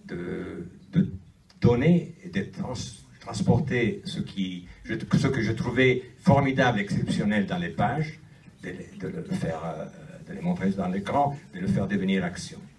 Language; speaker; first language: French; non-native, fluent; Italian